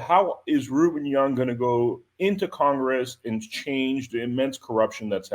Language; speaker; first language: English; native; English